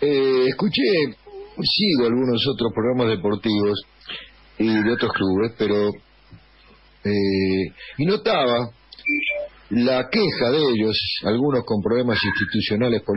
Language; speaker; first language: Spanish; native; Spanish